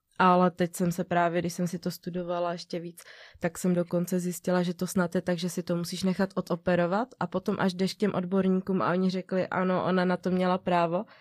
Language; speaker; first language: Czech; native; Czech